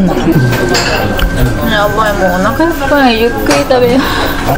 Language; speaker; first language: Japanese; native; Japanese